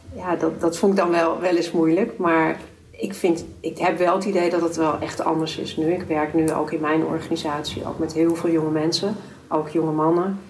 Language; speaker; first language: Dutch; native; Dutch